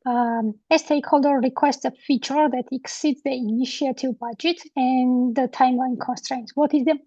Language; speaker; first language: English; non-native, fluent; Georgian